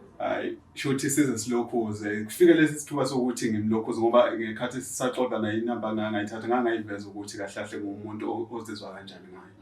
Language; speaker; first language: Zulu; native; Zulu